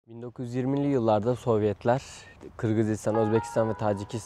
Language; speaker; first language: Turkish; native; Turkish